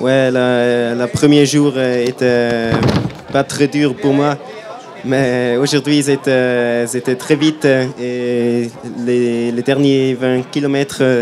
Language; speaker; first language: French; non-native, local second language; German